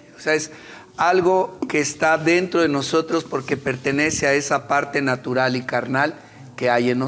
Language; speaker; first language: Spanish; native; Spanish